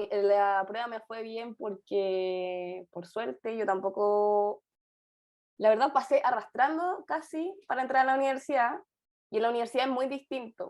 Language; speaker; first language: Spanish; native; Spanish